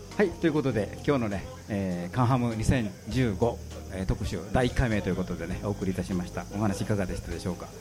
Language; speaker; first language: Japanese; native; Japanese